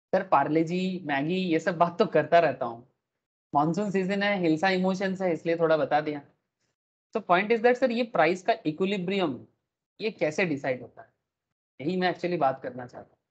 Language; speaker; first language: Hindi; non-native, local second language; Bangla